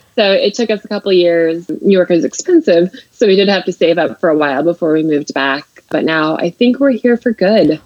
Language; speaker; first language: English; native; English